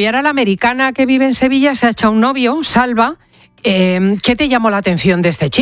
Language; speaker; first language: Spanish; native; Spanish